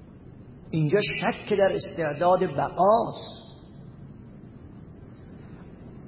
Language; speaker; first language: Persian; native; Persian